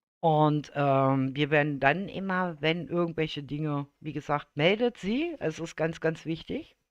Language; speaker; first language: German; native; German